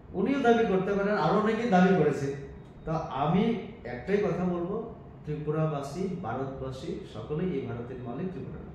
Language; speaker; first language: Bangla; non-native, local second language; Kok Borok